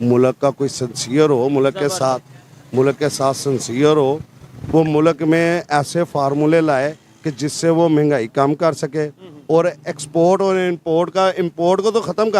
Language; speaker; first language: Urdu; non-native, local second language; Punjabi